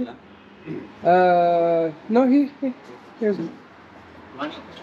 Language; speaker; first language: English; non-native, learner; French